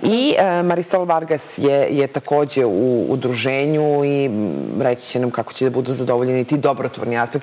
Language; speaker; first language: Serbian; native; Serbian